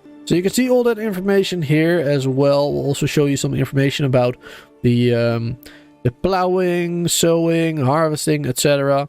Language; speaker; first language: English; native; English